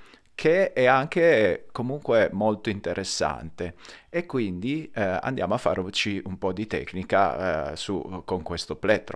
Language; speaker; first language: Italian; native; Italian